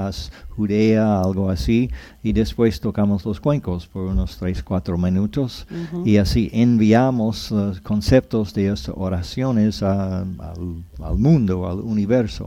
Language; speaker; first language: Spanish; non-native, fluent; English